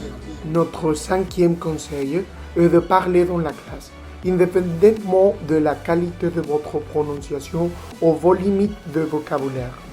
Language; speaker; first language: French; non-native, learner; Spanish